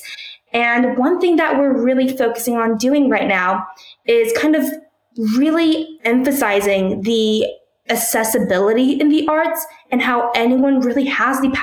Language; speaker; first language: English; early bilingual, other home language; Korean